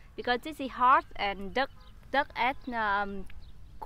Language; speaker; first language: English; non-native, fluent; Vietnamese